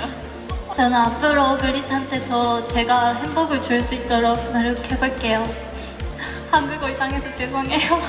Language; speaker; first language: Korean; non-native, learner; Japanese